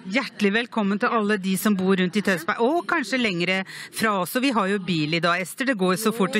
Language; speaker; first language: Norwegian; native; Norwegian